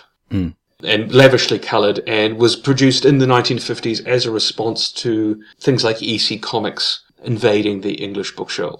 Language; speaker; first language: English; native; English